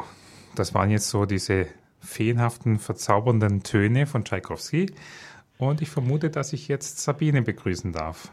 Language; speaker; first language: German; native; German